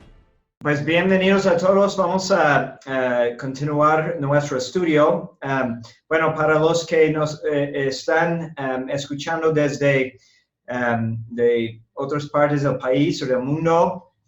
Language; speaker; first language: Spanish; non-native, fluent; English